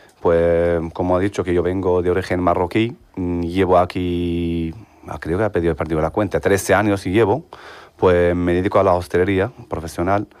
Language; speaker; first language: Spanish; non-native, fluent; Arabic